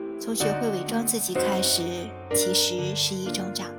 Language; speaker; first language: Chinese; native; Chinese